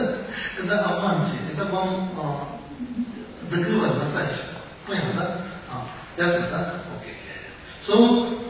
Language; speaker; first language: Russian; non-native, learner; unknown